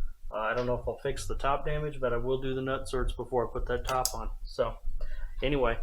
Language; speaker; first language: English; native; English